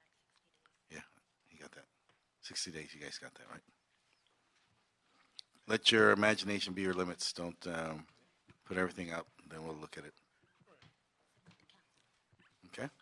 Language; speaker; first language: English; native; English